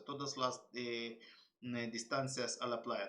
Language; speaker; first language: Spanish; non-native, learner; Ukrainian